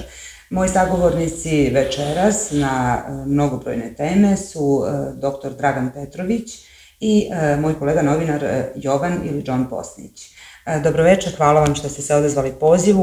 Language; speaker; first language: Serbian; native; Serbian